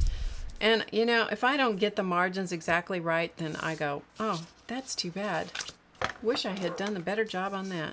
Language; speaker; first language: English; native; English